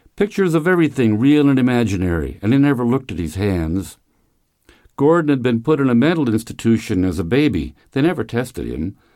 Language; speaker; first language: English; native; English